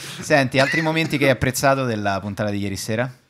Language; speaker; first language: Italian; native; Italian